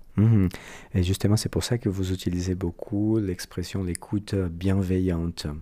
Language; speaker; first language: French; non-native, fluent; Portuguese